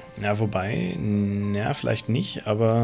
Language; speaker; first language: German; native; German